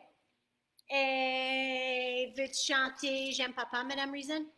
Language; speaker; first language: French; non-native, fluent; English